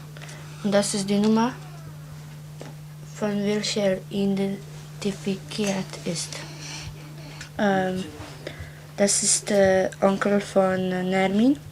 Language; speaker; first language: German; non-native, learner; Bosnian